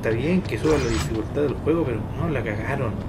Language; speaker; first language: Spanish; native; Spanish